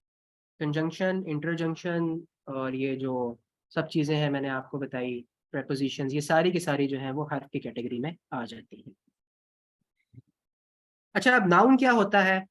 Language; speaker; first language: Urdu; non-native, local second language; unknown